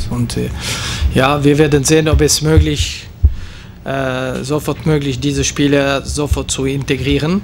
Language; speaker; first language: German; non-native, local second language; French